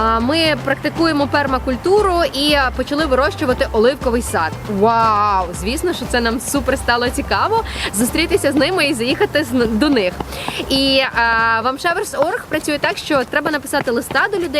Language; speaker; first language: Ukrainian; native; Ukrainian